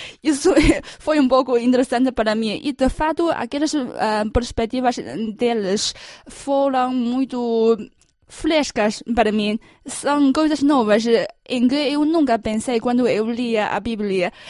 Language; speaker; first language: Portuguese; non-native, fluent; Chinese